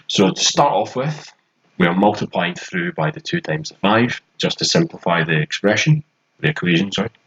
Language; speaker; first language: English; native; English